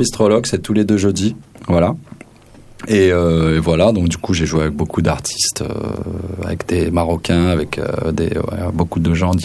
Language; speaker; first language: French; non-native, local second language; Arabic